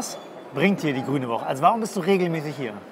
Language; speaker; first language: German; native; German